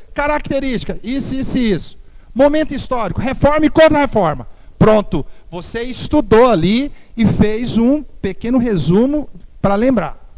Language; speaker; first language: Portuguese; native; Portuguese